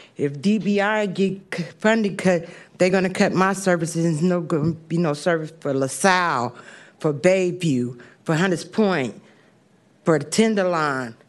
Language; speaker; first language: English; native; English